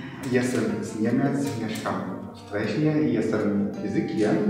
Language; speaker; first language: Polish; non-native, learner; German